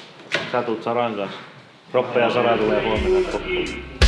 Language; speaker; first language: Finnish; native; Finnish